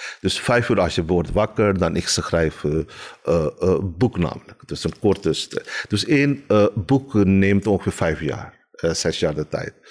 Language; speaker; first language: Dutch; non-native, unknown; Urdu